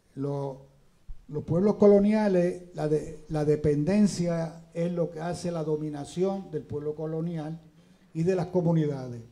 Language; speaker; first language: Spanish; native; Spanish